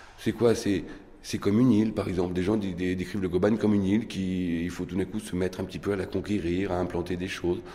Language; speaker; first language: French; native; French